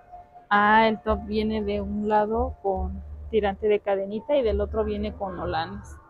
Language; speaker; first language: Spanish; native; Spanish